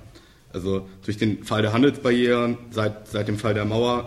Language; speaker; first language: German; native; German